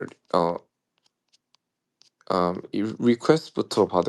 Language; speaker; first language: Korean; early bilingual, heritage; Korean